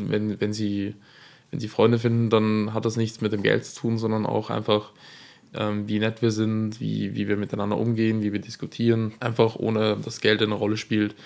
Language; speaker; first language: German; native; German